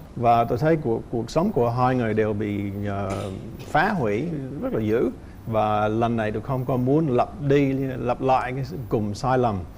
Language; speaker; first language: Vietnamese; non-native, fluent; English